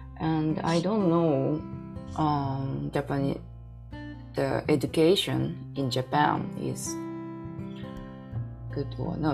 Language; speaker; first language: English; non-native, learner; Japanese